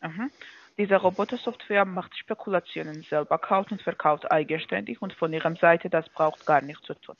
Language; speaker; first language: German; non-native, fluent; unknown